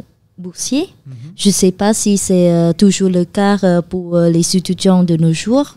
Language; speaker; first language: French; non-native, fluent; Khmer